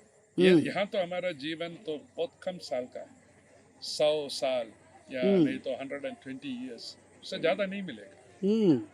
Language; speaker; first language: Hindi; non-native, local second language; Malayalam